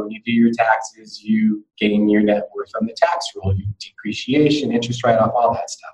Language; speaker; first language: English; native; English